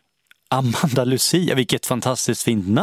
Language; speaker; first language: Swedish; native; Swedish